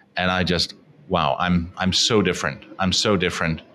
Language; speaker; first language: English; non-native, fluent; Danish